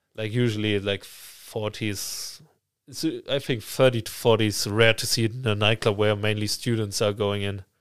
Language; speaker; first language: English; non-native, fluent; German